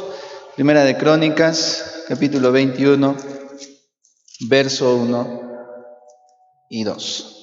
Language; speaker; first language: Spanish; native; Spanish